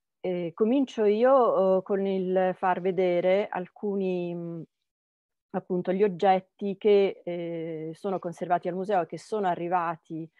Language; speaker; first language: Italian; native; Italian